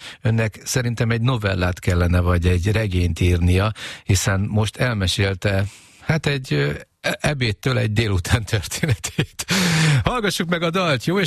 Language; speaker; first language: Hungarian; native; Hungarian